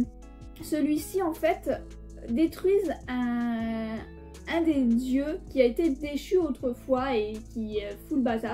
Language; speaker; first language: French; native; French